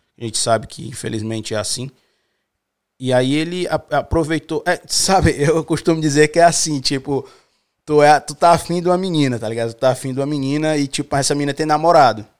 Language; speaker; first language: Portuguese; native; Portuguese